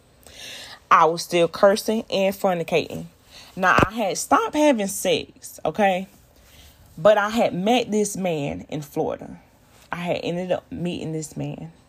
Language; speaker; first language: English; native; English